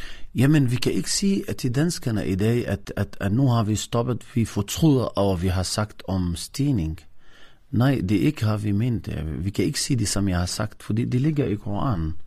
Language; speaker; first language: Danish; non-native, fluent; Arabic